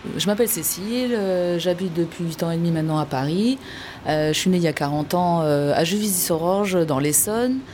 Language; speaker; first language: French; native; French